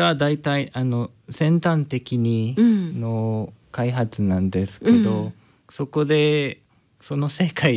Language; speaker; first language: Japanese; non-native, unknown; Spanish